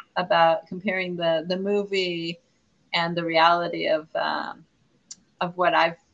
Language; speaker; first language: English; non-native, fluent; Hebrew